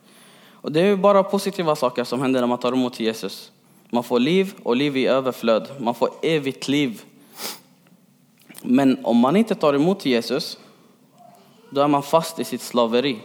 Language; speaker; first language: Swedish; early bilingual, other home language; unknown